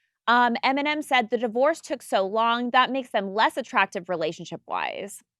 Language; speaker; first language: English; native; English